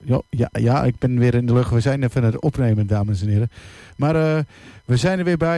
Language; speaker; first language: Dutch; native; Dutch